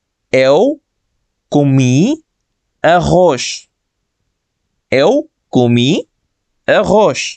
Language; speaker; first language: Portuguese; non-native, fluent; Bangla